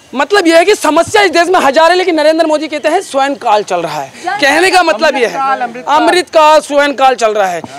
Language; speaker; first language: Hindi; native; Hindi